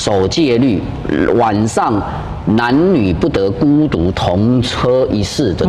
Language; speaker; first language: Chinese; native; Chinese